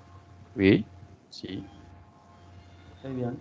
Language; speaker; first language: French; non-native, fluent; Spanish